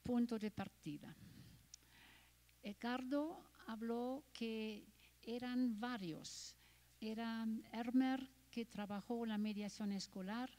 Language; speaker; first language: Spanish; non-native, fluent; German